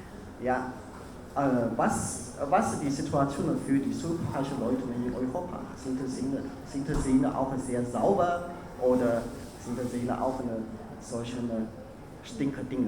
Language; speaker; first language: German; non-native, learner; Chinese